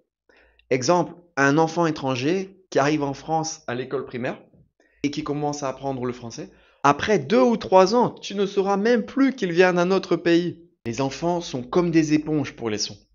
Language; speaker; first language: French; native; French